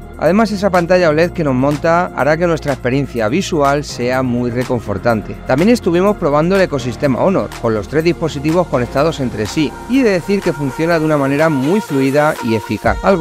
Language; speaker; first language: Spanish; native; Spanish